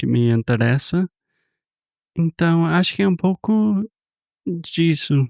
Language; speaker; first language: Portuguese; non-native, fluent; English